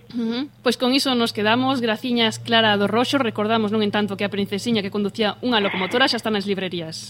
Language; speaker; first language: Galician; native; Galician